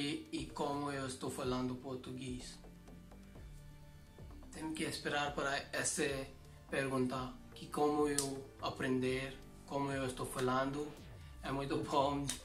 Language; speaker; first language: Portuguese; non-native, learner; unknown